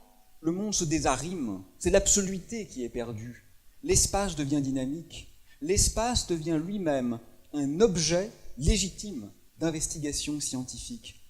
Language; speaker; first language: French; native; French